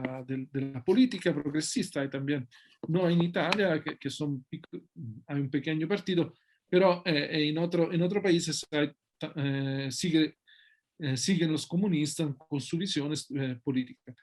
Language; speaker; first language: Spanish; non-native, fluent; Italian